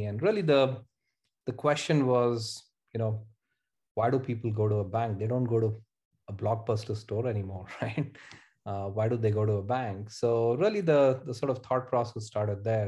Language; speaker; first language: English; non-native, local second language; Hindi